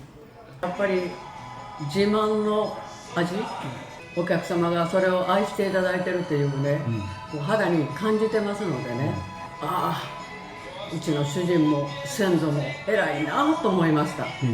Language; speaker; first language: Japanese; native; Japanese